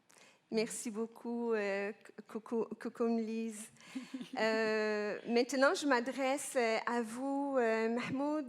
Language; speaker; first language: French; non-native, local second language; Arabic